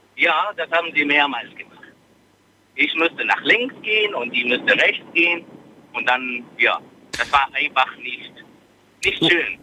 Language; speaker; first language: German; non-native, fluent; Arabic